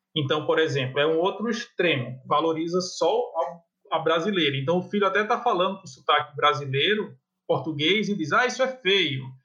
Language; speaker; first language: Portuguese; native; Portuguese